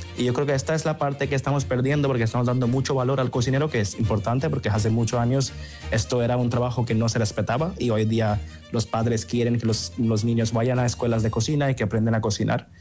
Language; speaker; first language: Spanish; non-native, fluent; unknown